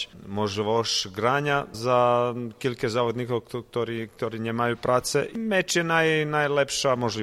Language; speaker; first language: Polish; non-native, learner; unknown